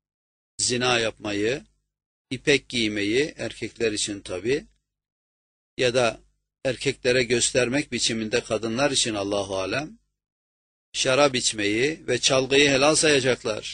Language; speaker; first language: Turkish; native; Turkish